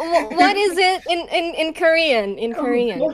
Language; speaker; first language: English; non-native, fluent; Indonesian